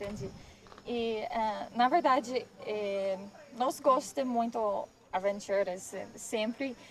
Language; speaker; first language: Portuguese; non-native, learner; English